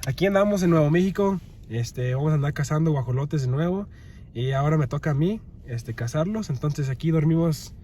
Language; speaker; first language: Spanish; early bilingual, other home language; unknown